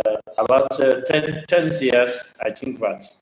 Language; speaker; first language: English; non-native, learner; French